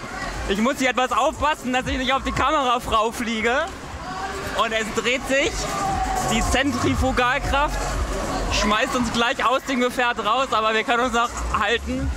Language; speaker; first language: German; native; German